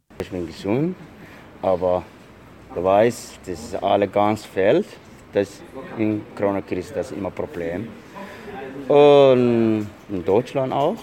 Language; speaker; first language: German; non-native, learner; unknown